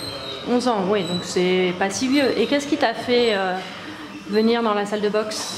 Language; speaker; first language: French; native; French